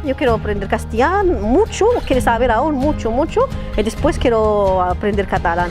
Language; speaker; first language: Spanish; non-native, learner; Arabic